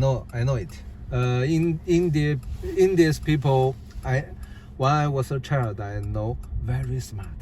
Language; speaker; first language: English; non-native, learner; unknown